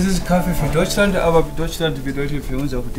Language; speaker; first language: German; non-native, fluent; Swahili